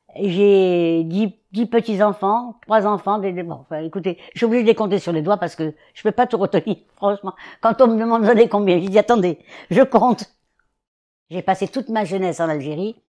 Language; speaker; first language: French; native; French